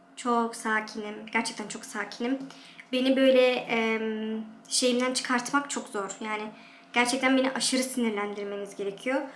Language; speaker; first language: Turkish; early bilingual, heritage; Turkish